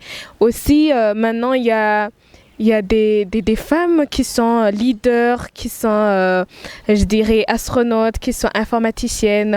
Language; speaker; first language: French; non-native, local second language; Rundi